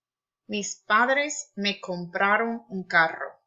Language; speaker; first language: Spanish; non-native, fluent; English